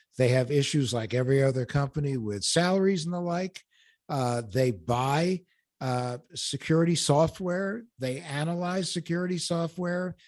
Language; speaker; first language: English; native; English